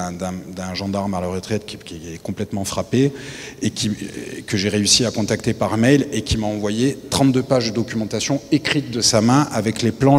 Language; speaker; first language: French; native; French